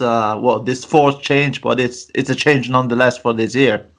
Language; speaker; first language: English; non-native, fluent; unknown